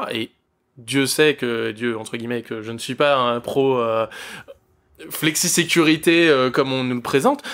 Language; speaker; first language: French; native; French